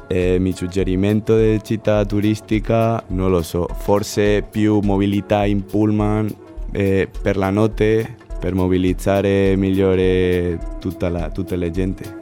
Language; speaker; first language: Italian; non-native, learner; Spanish